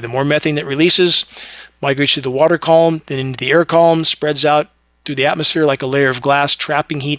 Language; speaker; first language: English; native; English